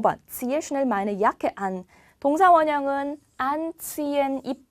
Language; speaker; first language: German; non-native, fluent; Korean